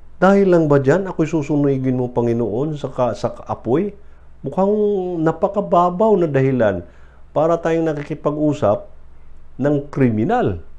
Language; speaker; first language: Filipino; native; Filipino